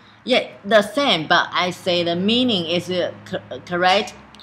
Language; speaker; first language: English; non-native, learner; Chinese